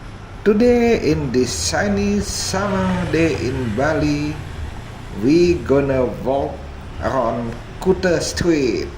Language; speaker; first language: English; non-native, fluent; Indonesian